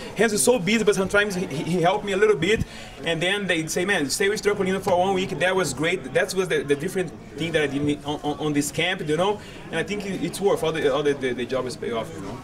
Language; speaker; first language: English; non-native, learner; Portuguese